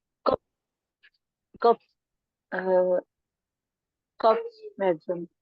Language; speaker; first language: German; non-native, learner; Urdu